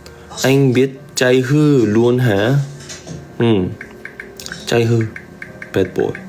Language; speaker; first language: Vietnamese; non-native, learner; Korean